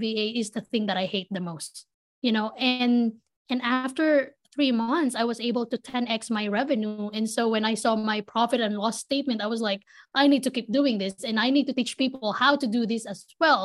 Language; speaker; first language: English; non-native, local second language; Filipino